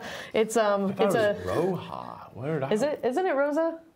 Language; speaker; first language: English; native; English